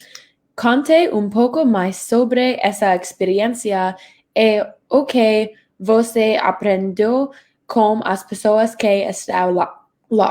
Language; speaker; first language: Portuguese; non-native, learner; English